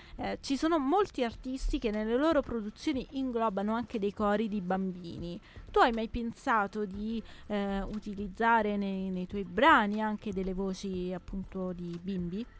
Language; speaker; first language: Italian; native; Italian